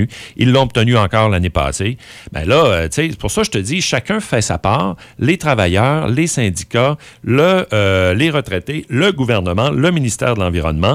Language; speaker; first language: French; native; French